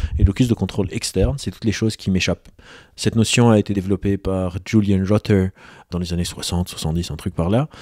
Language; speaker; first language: French; non-native, local second language; Arabic